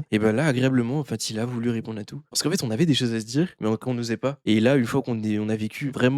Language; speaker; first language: French; native; French